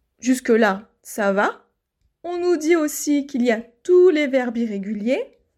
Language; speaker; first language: French; native; French